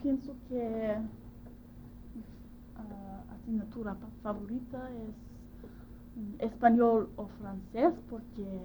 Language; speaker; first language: Spanish; non-native, learner; English